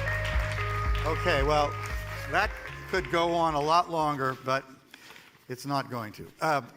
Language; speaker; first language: English; native; English